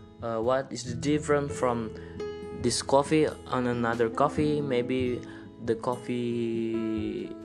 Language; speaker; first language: English; non-native, learner; Indonesian